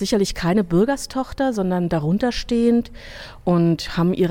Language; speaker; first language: German; native; German